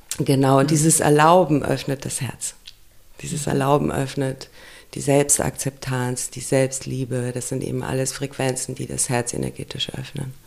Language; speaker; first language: German; early bilingual, other home language; Romanian